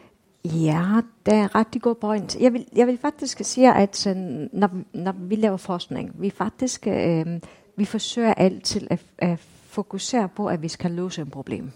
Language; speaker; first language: Danish; non-native, fluent; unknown